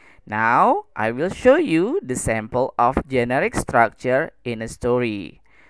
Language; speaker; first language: English; non-native, fluent; Indonesian